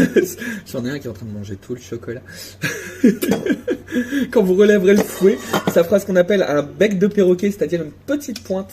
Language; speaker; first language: French; native; French